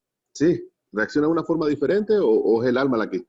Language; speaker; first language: Spanish; native; Spanish